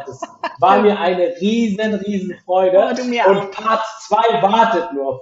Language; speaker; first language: German; native; German